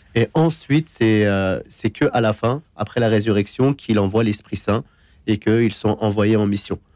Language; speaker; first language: French; early bilingual, other home language; Syriac